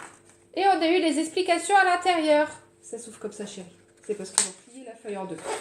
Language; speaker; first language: French; native; French